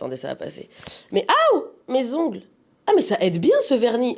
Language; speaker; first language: French; native; French